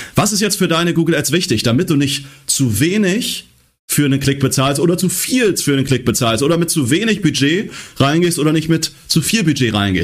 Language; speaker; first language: German; native; German